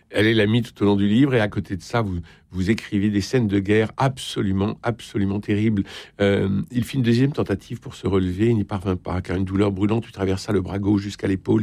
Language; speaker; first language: French; native; French